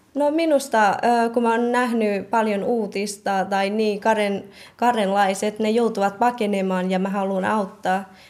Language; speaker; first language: Finnish; early bilingual, other home language; Karen languages